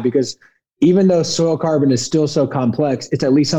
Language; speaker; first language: English; native; English